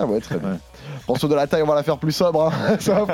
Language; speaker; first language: French; native; French